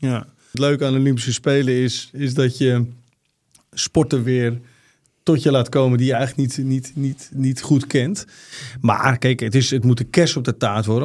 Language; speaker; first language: Dutch; native; Dutch